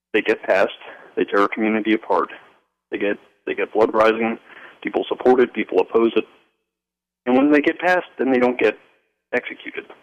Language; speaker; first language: English; native; English